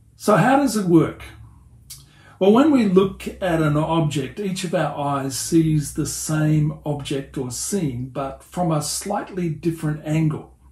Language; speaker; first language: English; native; English